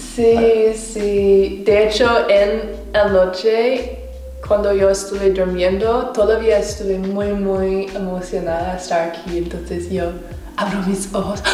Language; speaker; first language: Spanish; non-native, learner; English